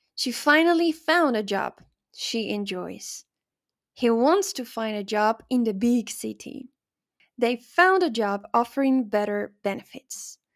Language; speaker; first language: English; non-native, fluent; Spanish